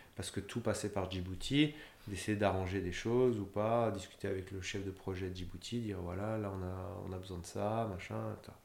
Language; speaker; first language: French; native; French